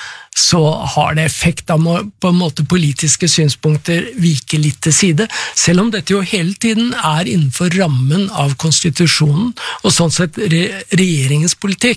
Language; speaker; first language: Norwegian; native; Norwegian